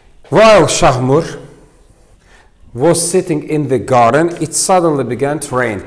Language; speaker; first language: English; non-native, fluent; Azerbaijani